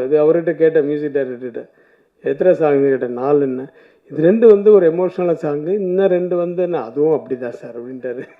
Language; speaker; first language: Tamil; native; Tamil